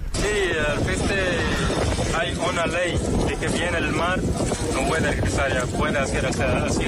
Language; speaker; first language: Spanish; non-native, learner; Arabic